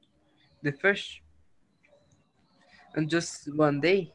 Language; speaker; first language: English; non-native, learner; Portuguese